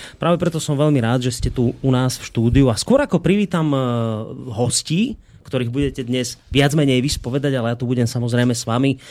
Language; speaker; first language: Slovak; native; Slovak